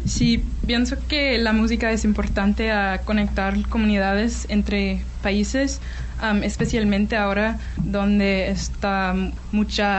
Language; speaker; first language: Spanish; non-native, learner; English